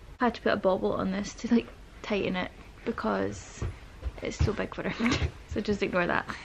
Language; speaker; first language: English; native; English